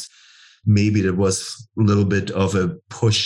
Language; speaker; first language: English; non-native, fluent; German